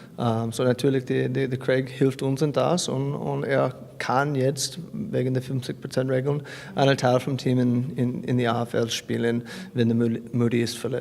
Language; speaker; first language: German; non-native, fluent; English